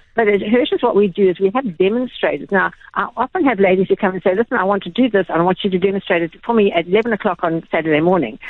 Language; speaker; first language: English; native; English